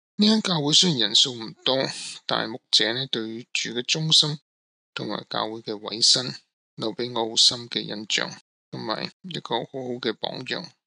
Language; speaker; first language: Cantonese; non-native, local second language; Min Nan Chinese